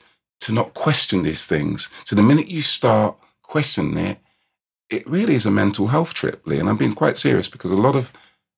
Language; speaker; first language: English; native; English